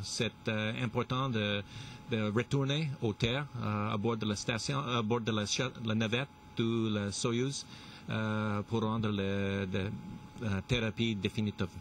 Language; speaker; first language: French; non-native, local second language; English